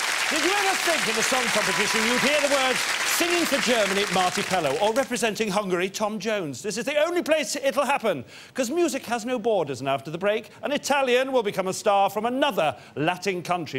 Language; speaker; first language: English; native; English